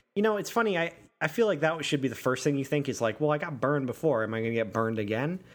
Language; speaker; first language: English; native; English